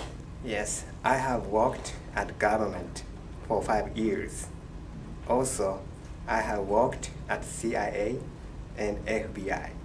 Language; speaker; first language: English; non-native, learner; Japanese